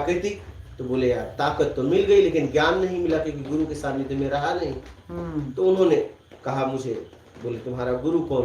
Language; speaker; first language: Hindi; native; Hindi